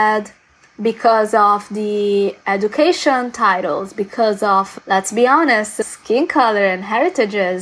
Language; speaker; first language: English; non-native, fluent; Italian